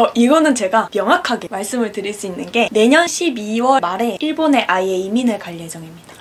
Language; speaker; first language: Korean; early bilingual, other home language; Japanese